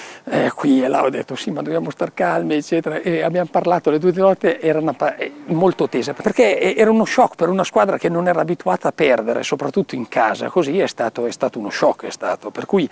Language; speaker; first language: Italian; native; Italian